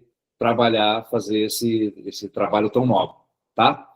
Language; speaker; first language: Portuguese; early bilingual, other home language; Korean